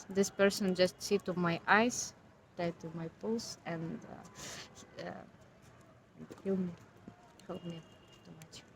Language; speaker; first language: English; non-native, learner; Ukrainian